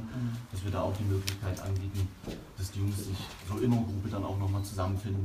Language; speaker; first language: German; native; German